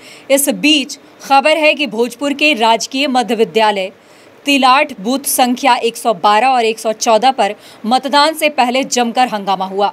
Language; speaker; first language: Hindi; native; Hindi